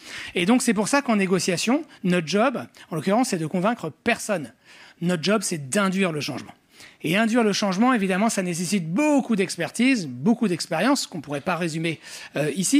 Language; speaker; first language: French; native; French